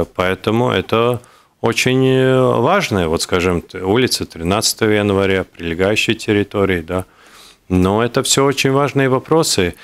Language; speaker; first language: Russian; non-native, local second language; Latvian